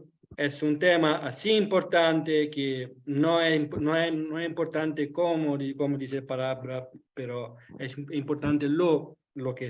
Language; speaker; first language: Spanish; non-native, learner; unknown